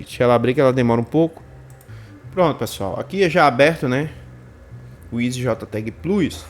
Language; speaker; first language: Portuguese; native; Portuguese